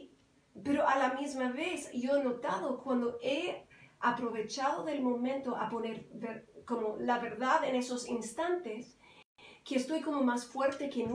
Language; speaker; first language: Spanish; non-native, fluent; English